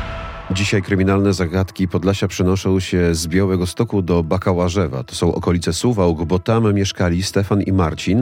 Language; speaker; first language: Polish; native; Polish